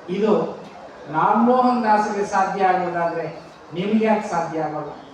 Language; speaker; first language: Kannada; non-native, local second language; Telugu